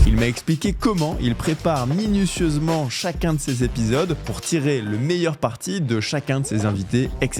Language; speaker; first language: French; native; French